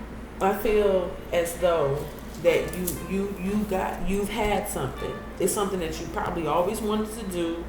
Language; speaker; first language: English; native; English